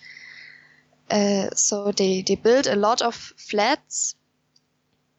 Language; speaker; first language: English; non-native, fluent; German